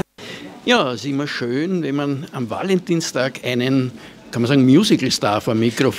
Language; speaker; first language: German; native; German